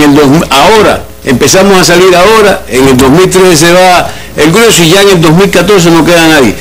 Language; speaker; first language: Spanish; native; Spanish